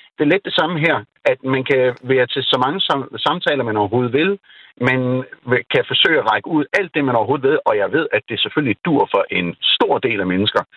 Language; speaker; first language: Danish; non-native, fluent; Urdu